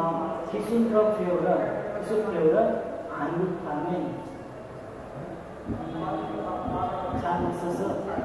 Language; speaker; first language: Korean; non-native, learner; Nepali